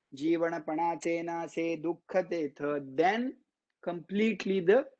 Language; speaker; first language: English; non-native, local second language; Marathi